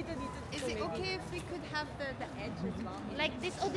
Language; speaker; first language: English; non-native, local second language; Filipino